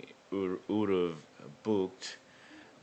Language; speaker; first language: English; non-native, learner; Korean